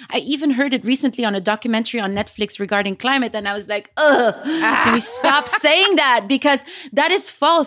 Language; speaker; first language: English; early bilingual, other home language; Arabic